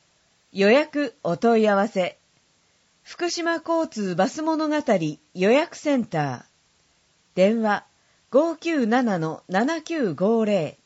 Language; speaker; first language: Japanese; native; Japanese